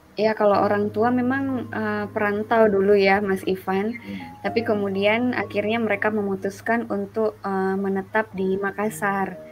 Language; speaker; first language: Indonesian; native; Indonesian